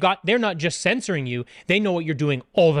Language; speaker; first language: English; native; English